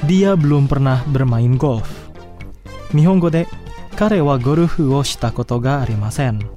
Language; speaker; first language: Japanese; non-native, fluent; Indonesian